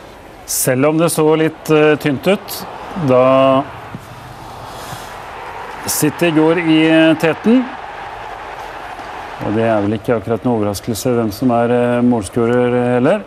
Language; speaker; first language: Norwegian; native; Norwegian